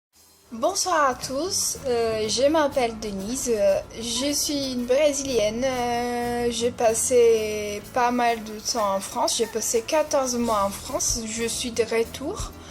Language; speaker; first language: French; non-native, fluent; Portuguese